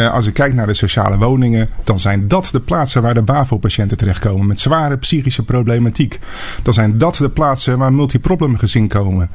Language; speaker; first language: Dutch; native; Dutch